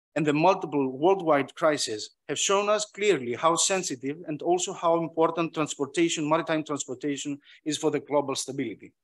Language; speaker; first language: English; non-native, fluent; Greek